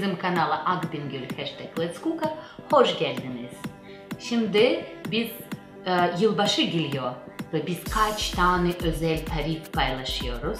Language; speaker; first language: Turkish; non-native, learner; Russian